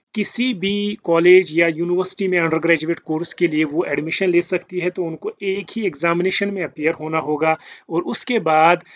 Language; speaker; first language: Hindi; native; Hindi